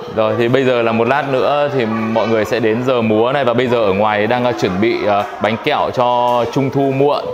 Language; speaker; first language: Vietnamese; native; Vietnamese